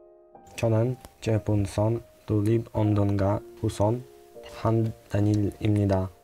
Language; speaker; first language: Korean; non-native, learner; Russian